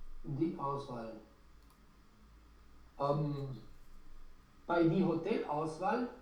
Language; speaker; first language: German; non-native, learner; Romanian